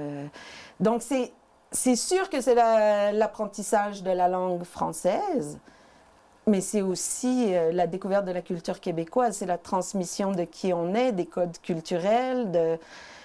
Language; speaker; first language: French; native; French